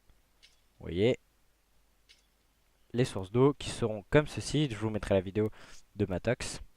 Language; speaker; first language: French; native; French